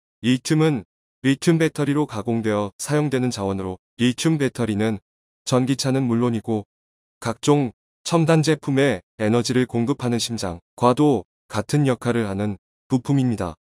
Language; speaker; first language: Korean; native; Korean